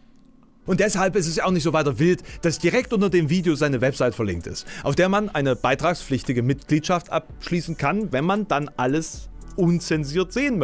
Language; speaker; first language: German; native; German